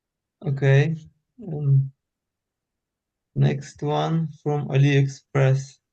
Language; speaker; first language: English; non-native, learner; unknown